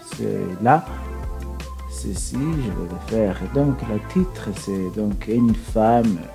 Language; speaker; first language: French; non-native, learner; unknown